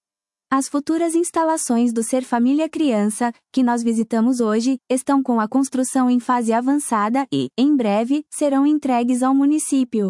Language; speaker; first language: Portuguese; native; Portuguese